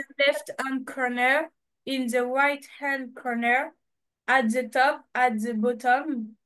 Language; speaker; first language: English; non-native, learner; French